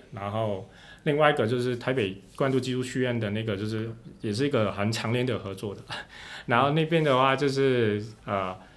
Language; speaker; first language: Chinese; non-native, local second language; Cantonese